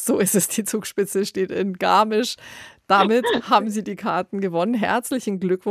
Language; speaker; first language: German; native; German